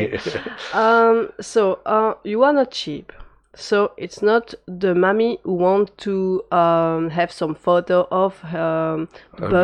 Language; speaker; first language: English; non-native, fluent; French